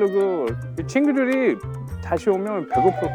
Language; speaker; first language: Korean; early bilingual, heritage; English